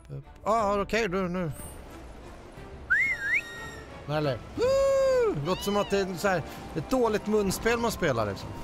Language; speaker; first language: Swedish; native; Swedish